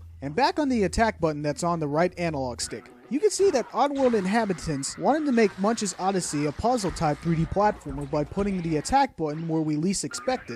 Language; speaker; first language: English; non-native, fluent; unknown